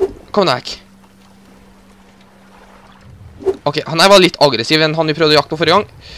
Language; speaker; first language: Norwegian; native; Norwegian